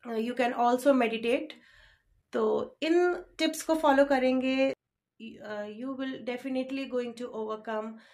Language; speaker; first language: Hindi; native; Hindi